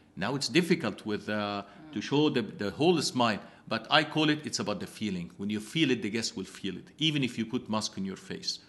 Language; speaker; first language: English; non-native, fluent; Italian